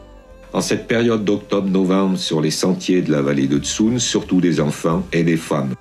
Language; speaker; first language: French; native; French